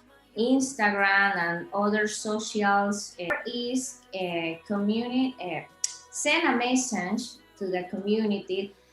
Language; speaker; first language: English; non-native, learner; Spanish